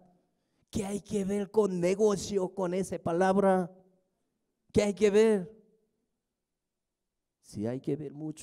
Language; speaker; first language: Spanish; non-native, fluent; Korean